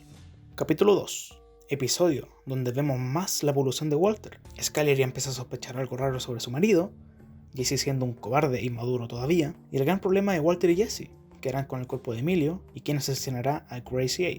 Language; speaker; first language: Spanish; native; Spanish